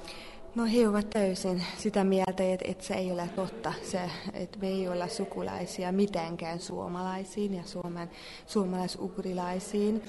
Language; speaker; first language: Finnish; non-native, fluent; Hungarian